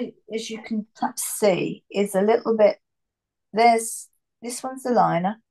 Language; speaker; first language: English; native; English